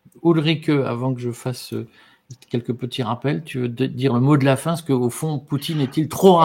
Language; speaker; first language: French; native; French